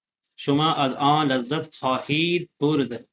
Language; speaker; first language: Persian; non-native, fluent; Urdu